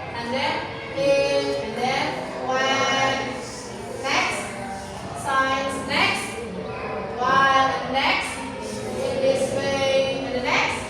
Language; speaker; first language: English; non-native, learner; Indonesian